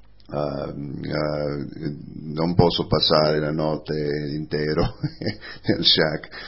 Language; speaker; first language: Italian; non-native, learner; English